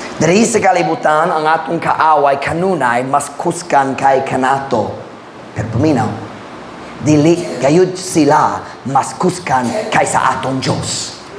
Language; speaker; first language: Cebuano; non-native, fluent; English